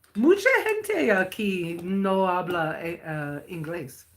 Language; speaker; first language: Spanish; non-native, learner; English